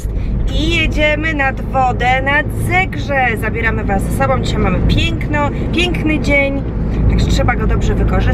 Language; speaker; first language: Polish; native; Polish